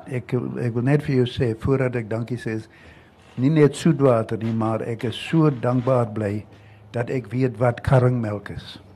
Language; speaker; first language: Afrikaans; native; Afrikaans